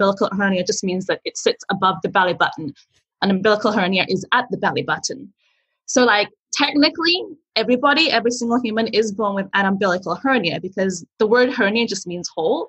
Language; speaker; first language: English; early bilingual, other home language; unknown